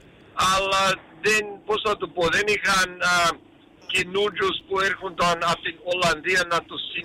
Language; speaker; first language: Greek; early bilingual, heritage; Greek